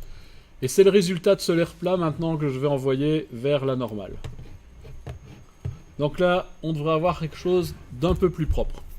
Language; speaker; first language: French; native; French